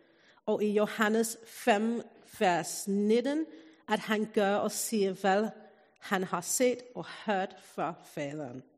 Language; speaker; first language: Danish; non-native, fluent; English